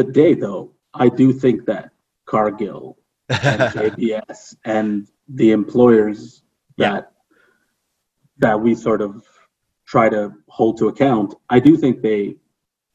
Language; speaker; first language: English; native; English